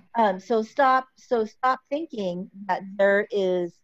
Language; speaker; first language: English; early bilingual, other home language; Filipino